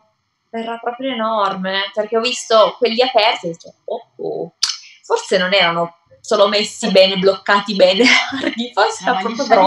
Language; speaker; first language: Italian; native; Italian